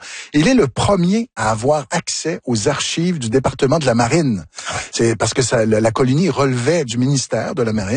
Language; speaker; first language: French; native; French